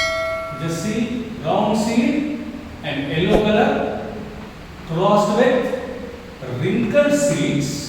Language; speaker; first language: English; non-native, local second language; Hindi